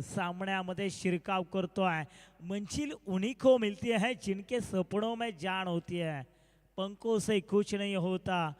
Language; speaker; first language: Hindi; non-native, local second language; Marathi